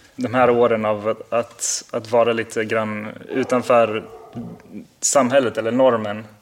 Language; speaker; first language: Swedish; early bilingual, heritage; Swedish